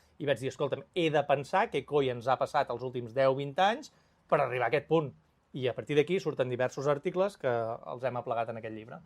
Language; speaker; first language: Catalan; native; Catalan